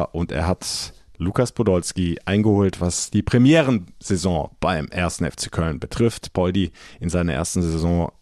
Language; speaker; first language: German; native; German